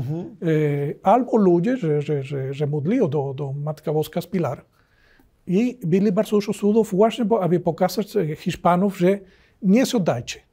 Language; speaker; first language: Polish; non-native, learner; Spanish